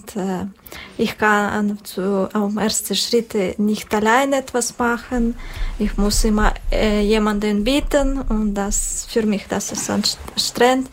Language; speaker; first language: German; non-native, learner; Russian